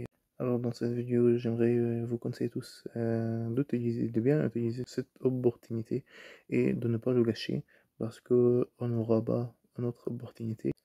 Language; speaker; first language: French; non-native, fluent; Arabic